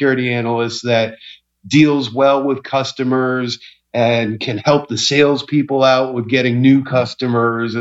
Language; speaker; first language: English; native; English